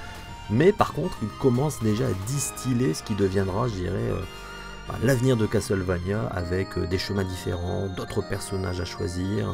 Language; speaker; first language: French; native; French